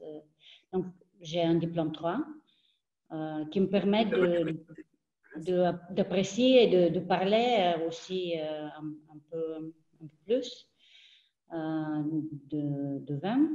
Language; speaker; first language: French; non-native, fluent; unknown